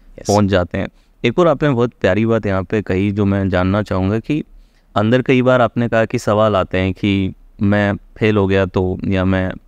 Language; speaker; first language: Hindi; native; Hindi